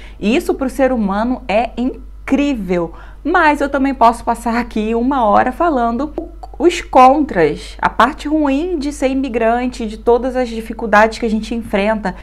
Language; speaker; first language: Portuguese; native; Portuguese